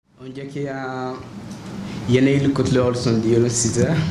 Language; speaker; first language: Turkish; non-native, learner; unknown